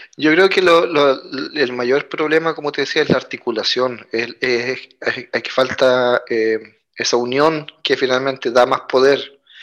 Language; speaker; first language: Spanish; native; Spanish